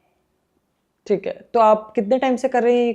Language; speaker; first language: Hindi; native; Hindi